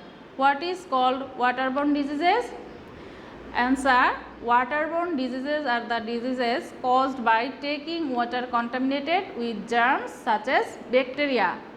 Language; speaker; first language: English; non-native, local second language; Bangla